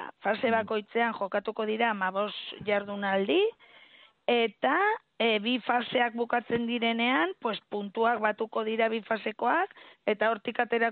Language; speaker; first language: Basque; native; Basque